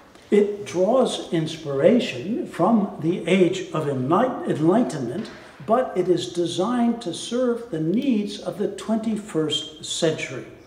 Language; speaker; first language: English; native; English